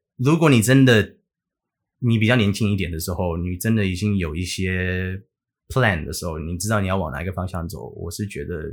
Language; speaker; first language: Chinese; early bilingual, heritage; English